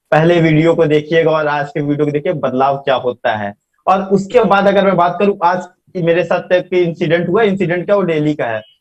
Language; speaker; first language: Hindi; native; Hindi